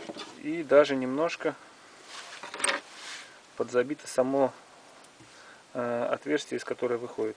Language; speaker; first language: Russian; native; Russian